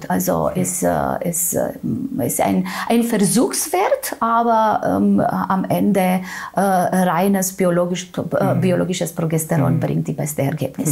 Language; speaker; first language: German; non-native, fluent; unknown